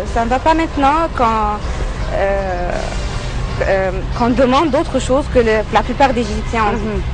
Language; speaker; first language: French; non-native, fluent; Arabic